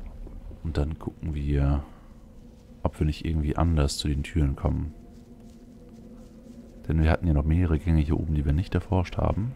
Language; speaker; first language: German; native; German